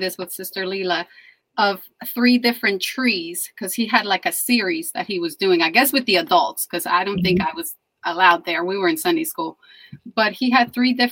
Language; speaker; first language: English; early bilingual, other home language; Spanish